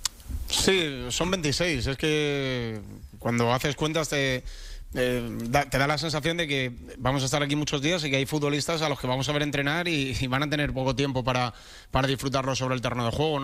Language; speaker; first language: Spanish; native; Spanish